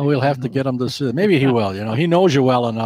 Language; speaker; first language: English; native; English